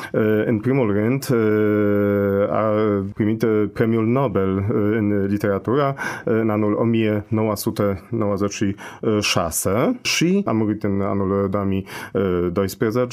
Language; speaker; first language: Romanian; non-native, fluent; Polish